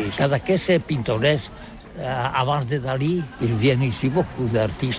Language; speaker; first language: French; non-native, learner; Catalan